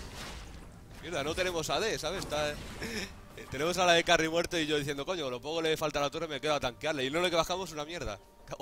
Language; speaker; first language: Spanish; native; Spanish